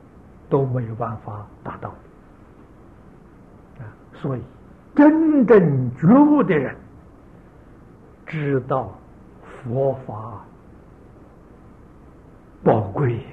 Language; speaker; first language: Chinese; native; Chinese